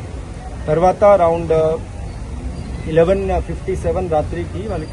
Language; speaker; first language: Telugu; non-native, local second language; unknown